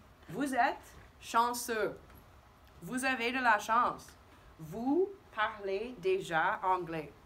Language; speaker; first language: French; non-native, fluent; English